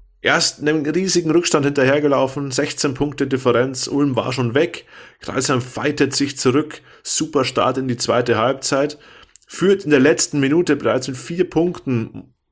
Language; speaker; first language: German; native; German